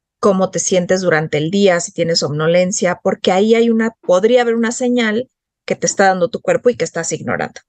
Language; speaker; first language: Spanish; native; Spanish